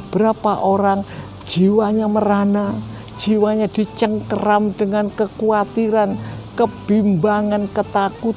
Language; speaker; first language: Indonesian; native; Indonesian